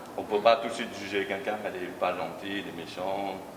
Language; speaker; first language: French; non-native, learner; Chinese